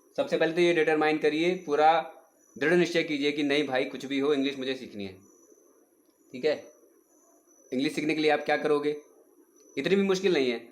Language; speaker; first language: Hindi; native; Hindi